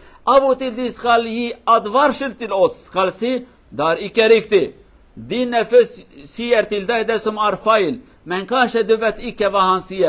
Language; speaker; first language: Swedish; non-native, learner; Norwegian